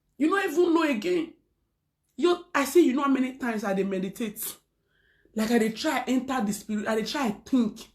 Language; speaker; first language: Nigerian Pidgin; non-native, local second language; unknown